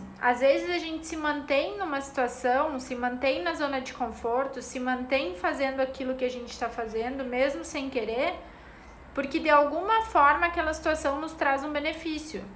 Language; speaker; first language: Portuguese; native; Portuguese